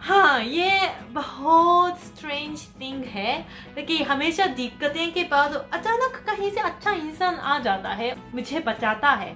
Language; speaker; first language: Hindi; non-native, fluent; Japanese